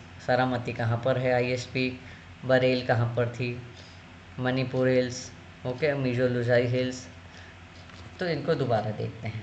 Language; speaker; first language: Hindi; native; Hindi